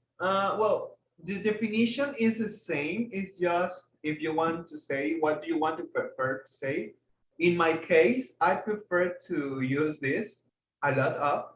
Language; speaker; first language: English; non-native, fluent; Spanish